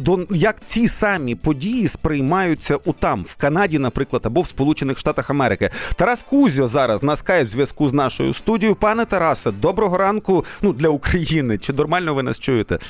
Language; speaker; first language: Ukrainian; native; Ukrainian